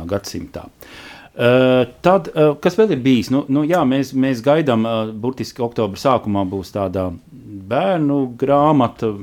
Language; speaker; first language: Latvian; non-native, local second language; Russian